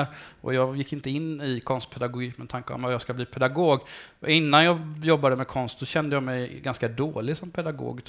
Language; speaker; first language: Swedish; native; Swedish